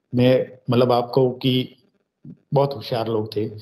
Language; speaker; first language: Hindi; native; Hindi